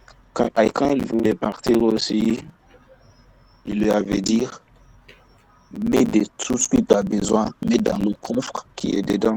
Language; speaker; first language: French; non-native, learner; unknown